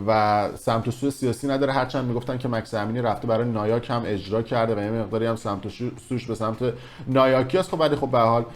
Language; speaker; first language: Persian; native; Persian